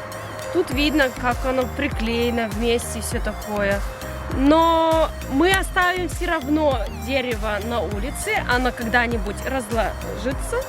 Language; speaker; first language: Russian; early bilingual, heritage; Russian